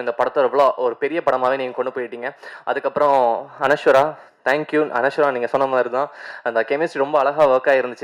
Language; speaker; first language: Tamil; native; Tamil